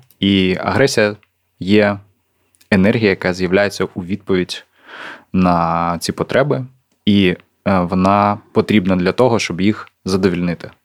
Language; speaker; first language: Ukrainian; non-native, local second language; Russian